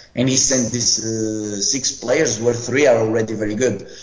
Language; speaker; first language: English; non-native, fluent; Portuguese